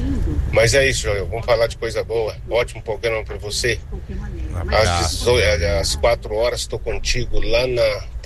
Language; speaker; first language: Portuguese; native; Portuguese